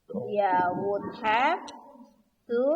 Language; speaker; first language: English; non-native, learner; Indonesian